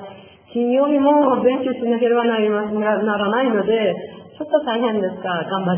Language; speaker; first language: Japanese; non-native, learner; Persian